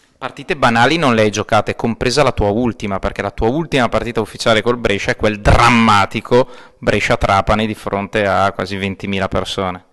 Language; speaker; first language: Italian; native; Italian